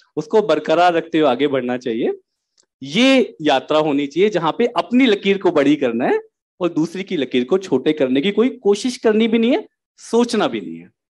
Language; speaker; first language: Hindi; native; Hindi